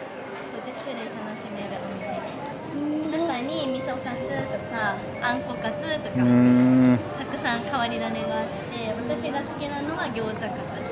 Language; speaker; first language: Japanese; native; Japanese